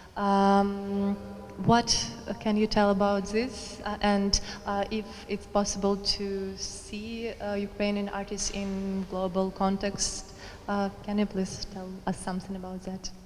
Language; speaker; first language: English; non-native, learner; Ukrainian